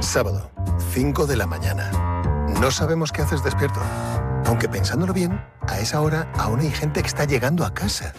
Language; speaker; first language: Spanish; native; Spanish